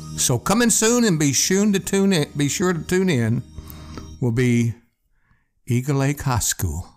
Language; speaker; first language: English; native; English